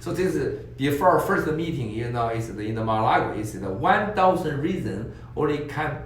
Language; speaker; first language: English; non-native, learner; Chinese